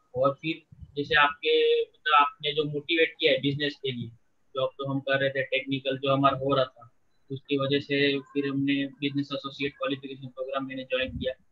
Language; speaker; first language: Hindi; non-native, local second language; Gujarati